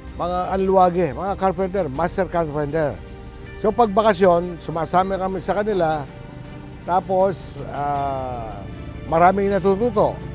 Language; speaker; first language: Filipino; non-native, local second language; Pampanga